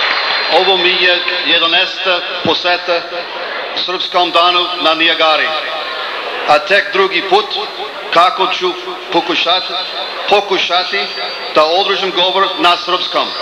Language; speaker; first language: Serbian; non-native, learner; English